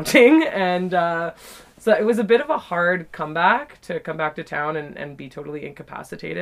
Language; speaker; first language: English; native; English